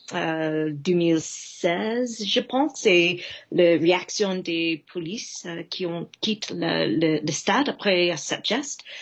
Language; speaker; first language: French; non-native, fluent; English